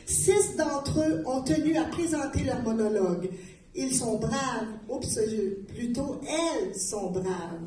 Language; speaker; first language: French; native; French